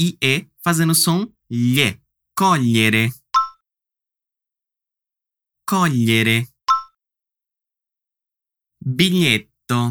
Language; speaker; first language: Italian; non-native, fluent; Portuguese